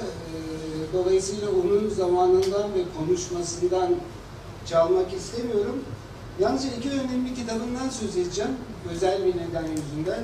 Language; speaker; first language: Turkish; native; Turkish